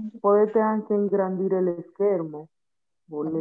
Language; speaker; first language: Italian; non-native, fluent; Spanish